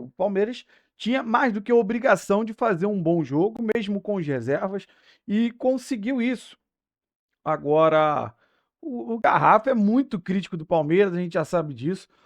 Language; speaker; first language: Portuguese; native; Portuguese